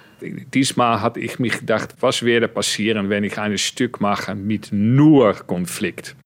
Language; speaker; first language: German; non-native, fluent; Dutch